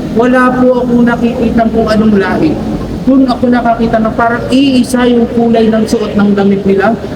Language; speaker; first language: Filipino; native; Filipino